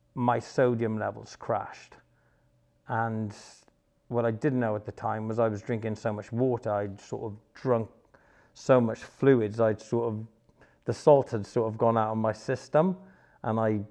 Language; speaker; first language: English; native; English